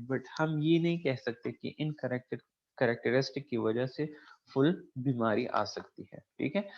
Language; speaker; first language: Urdu; non-native, local second language; Pashto